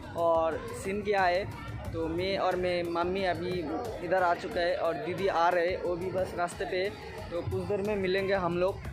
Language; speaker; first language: Hindi; non-native, local second language; Bangla